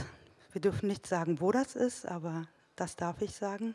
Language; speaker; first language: German; early bilingual, other home language; Turkish